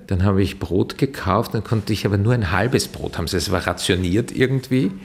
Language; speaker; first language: German; early bilingual, other home language; Turkish